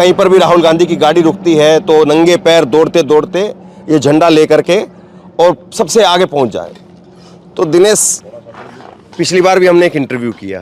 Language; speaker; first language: Hindi; native; Hindi